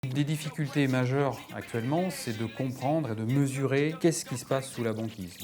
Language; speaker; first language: French; native; French